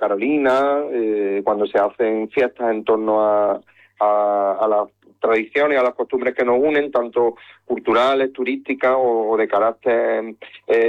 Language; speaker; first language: Spanish; native; Spanish